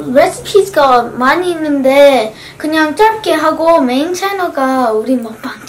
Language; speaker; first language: Korean; early bilingual, heritage; English